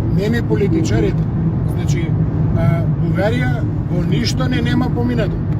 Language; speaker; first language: Macedonian; non-native, local second language; Serbian